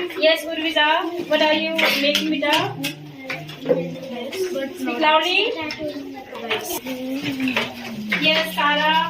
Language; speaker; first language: English; non-native, local second language; Hindi